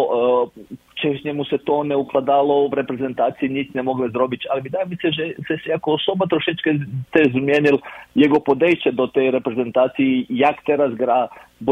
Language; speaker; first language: Polish; non-native, fluent; Croatian